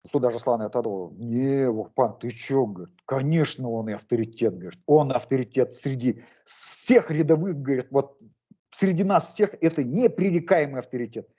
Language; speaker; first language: Russian; non-native, local second language; Kazakh